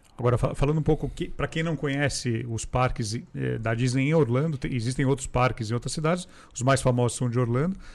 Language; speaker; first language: Portuguese; native; Portuguese